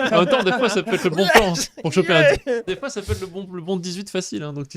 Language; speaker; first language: French; native; French